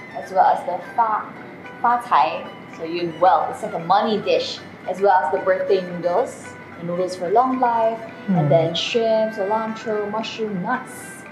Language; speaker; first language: English; non-native, local second language; Filipino